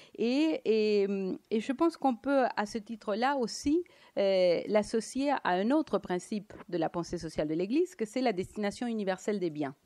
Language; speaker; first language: French; non-native, fluent; Spanish